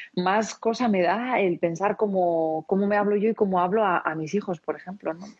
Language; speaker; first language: Spanish; non-native, local second language; Basque